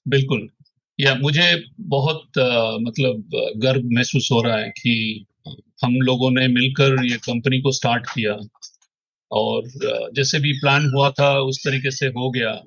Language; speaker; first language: Hindi; non-native, local second language; Odia